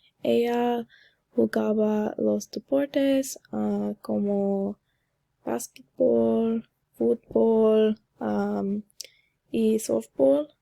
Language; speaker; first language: Spanish; non-native, learner; English